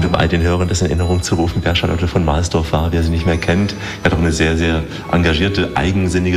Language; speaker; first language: German; native; German